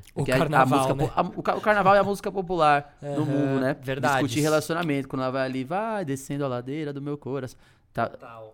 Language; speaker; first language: Portuguese; native; Portuguese